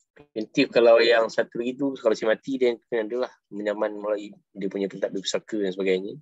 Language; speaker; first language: Malay; native; Malay